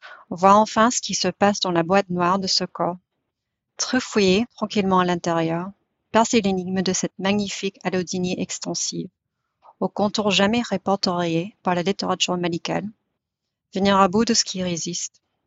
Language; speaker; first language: French; non-native, fluent; English